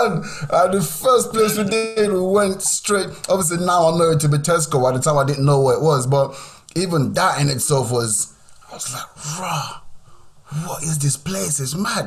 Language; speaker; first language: English; non-native, local second language; Yoruba